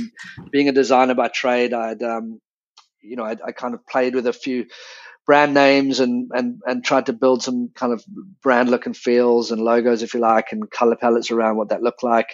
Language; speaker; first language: English; native; English